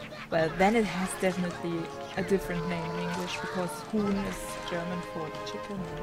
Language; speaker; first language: English; non-native, fluent; German